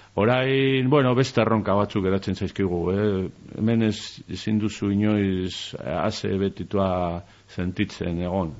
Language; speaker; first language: Basque; non-native, local second language; Spanish